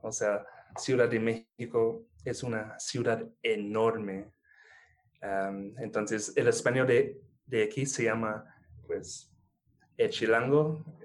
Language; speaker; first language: Spanish; non-native, fluent; English